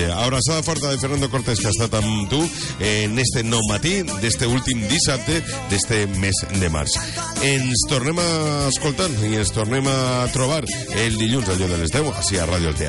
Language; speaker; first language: Catalan; native; Catalan